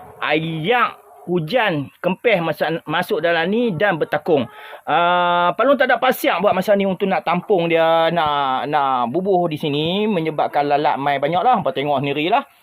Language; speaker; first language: Malay; native; Malay